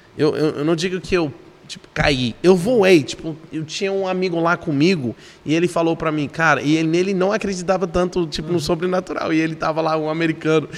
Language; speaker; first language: Portuguese; non-native, fluent; English